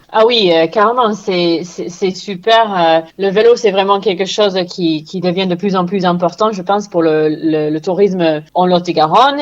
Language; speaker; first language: French; non-native, fluent; English